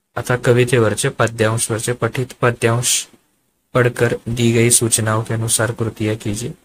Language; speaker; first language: Hindi; non-native, local second language; Marathi